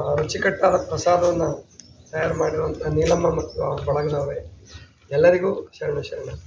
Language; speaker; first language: Kannada; native; Kannada